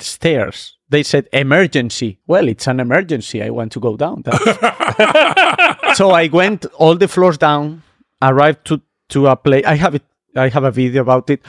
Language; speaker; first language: English; non-native, fluent; Spanish